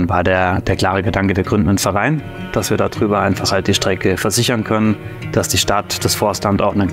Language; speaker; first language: German; native; German